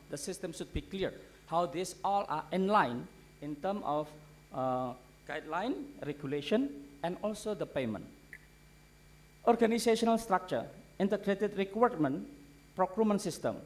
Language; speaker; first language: English; non-native, fluent; Indonesian